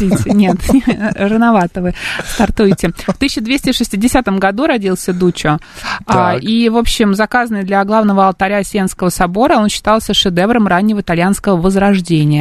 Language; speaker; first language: Russian; native; Russian